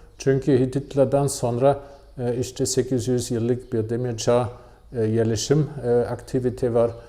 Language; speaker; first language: Turkish; non-native, fluent; German